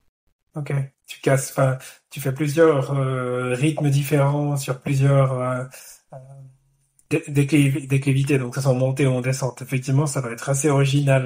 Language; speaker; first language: French; native; French